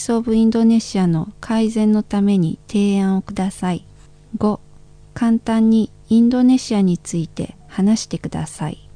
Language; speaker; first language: Japanese; non-native, learner; Indonesian